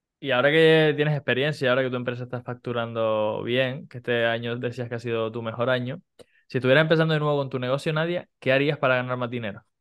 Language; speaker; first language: Spanish; native; Spanish